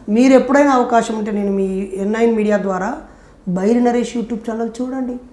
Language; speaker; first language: Telugu; native; Telugu